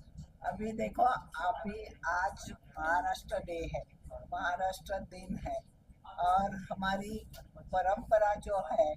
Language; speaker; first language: Hindi; non-native, local second language; Marathi